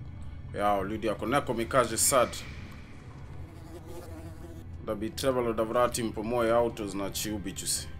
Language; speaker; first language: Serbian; early bilingual, heritage; English